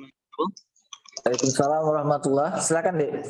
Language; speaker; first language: Indonesian; native; Indonesian